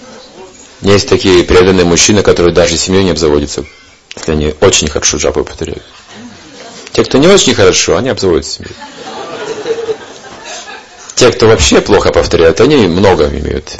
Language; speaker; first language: Russian; native; Russian